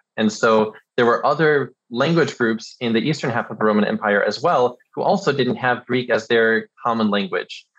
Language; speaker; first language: English; early bilingual, other home language; German